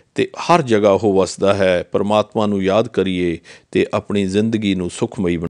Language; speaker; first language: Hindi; non-native, local second language; Punjabi